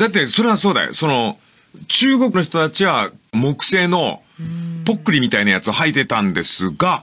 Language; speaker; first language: Japanese; native; Japanese